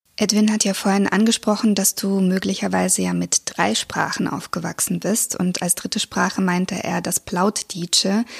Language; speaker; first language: German; early bilingual, other home language; Russian